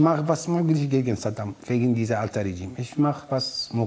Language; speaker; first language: German; non-native, learner; Arabic